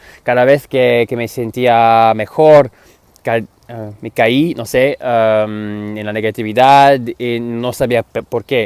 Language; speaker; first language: Spanish; non-native, fluent; English